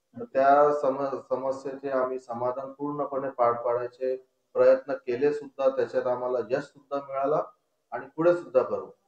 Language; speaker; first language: Marathi; non-native, local second language; Konkani